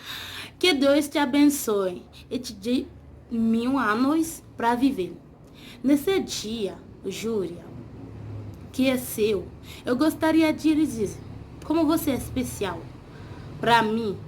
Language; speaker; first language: Portuguese; non-native, learner; Haitian Creole